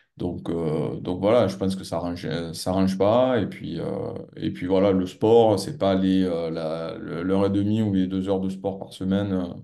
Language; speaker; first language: French; native; French